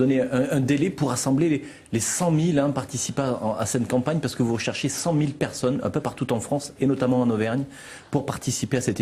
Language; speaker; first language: French; native; French